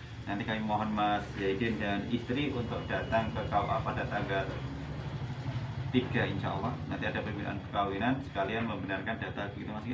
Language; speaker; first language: Indonesian; native; Indonesian